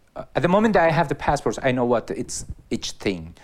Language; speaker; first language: English; non-native, fluent; Spanish